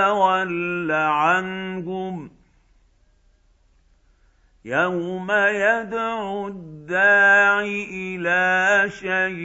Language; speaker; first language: Arabic; native; Arabic